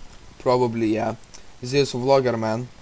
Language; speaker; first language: English; non-native, learner; Russian